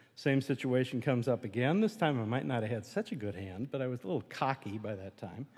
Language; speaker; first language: English; native; English